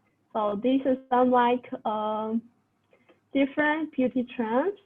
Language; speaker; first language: English; non-native, fluent; Burmese